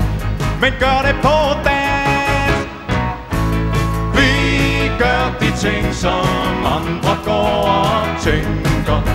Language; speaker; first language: Danish; native; Danish